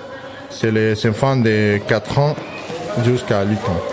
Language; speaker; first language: French; non-native, fluent; Spanish